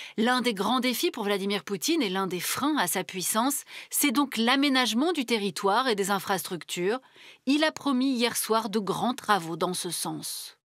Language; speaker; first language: French; native; French